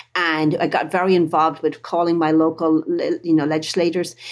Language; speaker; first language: English; native; English